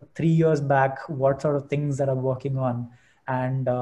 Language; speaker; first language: English; non-native, local second language; Hindi